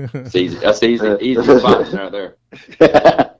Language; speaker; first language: English; native; English